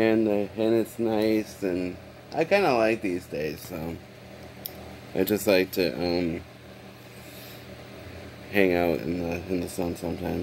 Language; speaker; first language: English; native; English